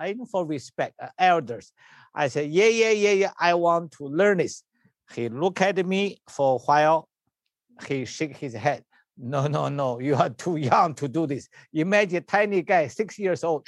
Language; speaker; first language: English; non-native, learner; Chinese